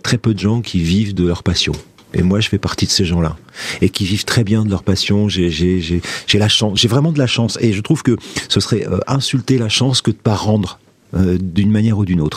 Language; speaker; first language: French; native; French